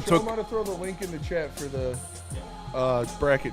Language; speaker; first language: English; native; English